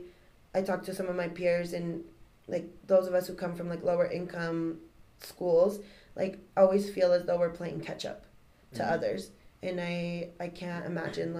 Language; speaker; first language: English; native; English